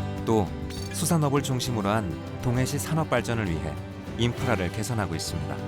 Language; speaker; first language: Korean; native; Korean